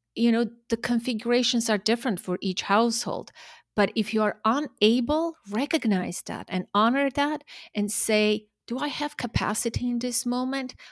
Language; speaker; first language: English; early bilingual, other home language; Armenian